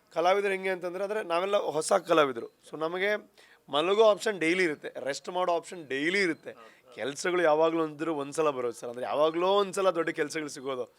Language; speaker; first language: Kannada; non-native, local second language; Tulu